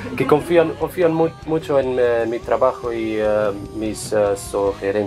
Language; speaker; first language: Spanish; non-native, learner; Portuguese